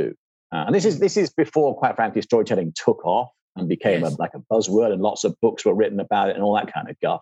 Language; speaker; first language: English; native; English